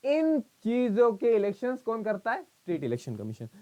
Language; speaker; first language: Hindi; non-native, local second language; Marathi